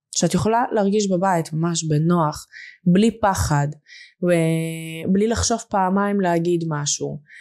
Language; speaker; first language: Hebrew; early bilingual, other home language; Russian